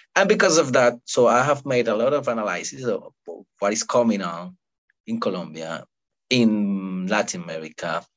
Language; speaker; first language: English; non-native, fluent; Spanish